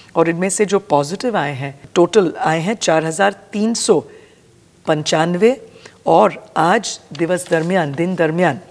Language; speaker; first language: Hindi; non-native, local second language; Gujarati